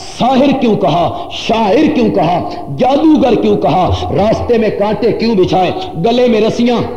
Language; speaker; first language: Urdu; non-native, local second language; Punjabi